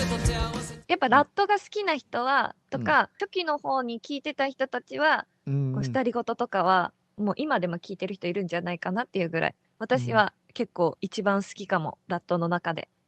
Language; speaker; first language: Japanese; native; Japanese